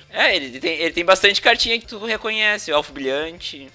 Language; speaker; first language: Portuguese; native; Portuguese